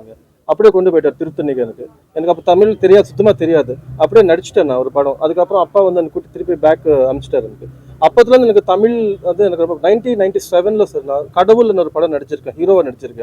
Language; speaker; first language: Tamil; non-native, fluent; Telugu